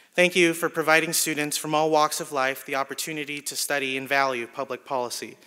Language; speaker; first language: English; early bilingual, other home language; Spanish